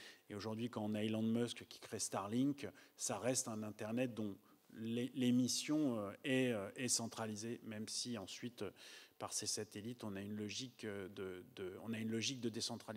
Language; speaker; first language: French; native; French